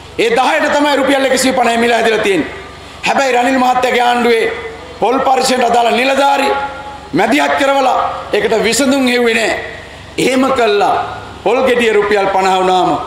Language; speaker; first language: Sinhala; native; Sinhala